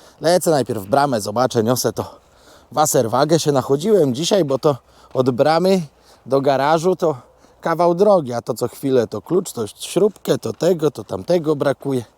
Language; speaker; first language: Polish; native; Polish